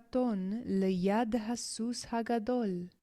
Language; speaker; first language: Hebrew; non-native, learner; English